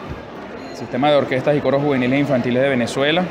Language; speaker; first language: Spanish; native; Spanish